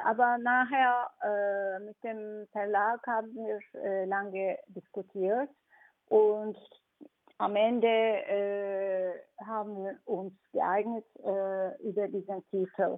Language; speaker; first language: German; non-native, fluent; Turkish